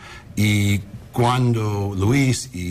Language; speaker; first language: Spanish; non-native, learner; English